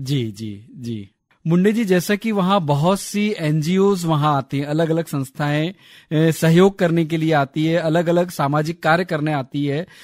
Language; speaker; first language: Hindi; native; Hindi